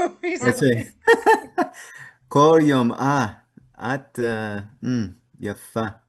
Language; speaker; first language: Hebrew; non-native, learner; English